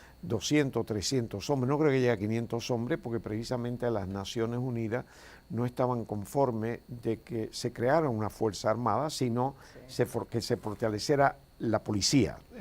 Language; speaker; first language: Spanish; native; Spanish